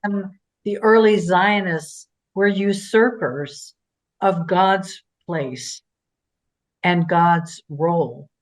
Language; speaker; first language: English; native; English